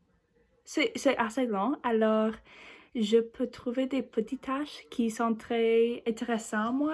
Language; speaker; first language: French; non-native, learner; English